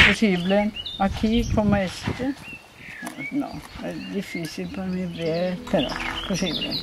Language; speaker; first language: Spanish; non-native, learner; Norwegian